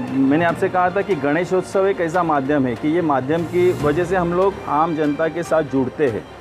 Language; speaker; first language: Hindi; non-native, local second language; Marathi